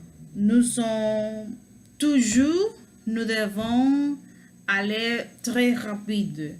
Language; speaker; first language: French; non-native, learner; Spanish